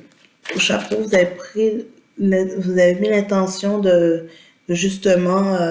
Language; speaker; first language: French; native; French